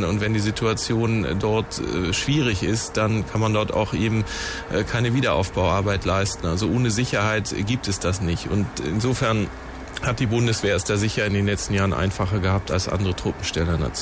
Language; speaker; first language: German; native; German